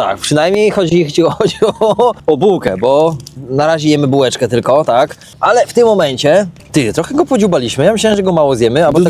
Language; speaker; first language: Polish; native; Polish